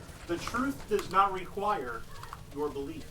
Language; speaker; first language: English; native; English